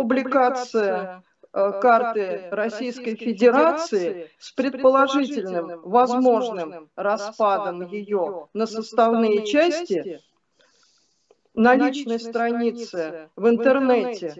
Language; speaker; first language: Russian; native; Russian